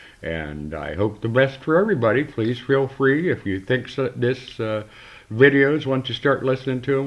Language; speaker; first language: English; native; English